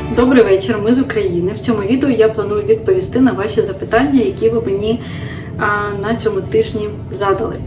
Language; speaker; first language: Ukrainian; non-native, local second language; Russian